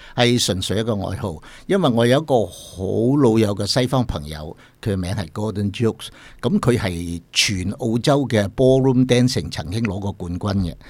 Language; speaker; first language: Cantonese; native; Cantonese